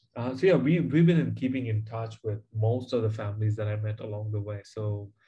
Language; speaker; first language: English; non-native, local second language; Tamil